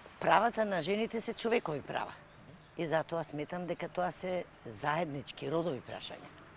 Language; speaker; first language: Macedonian; native; Macedonian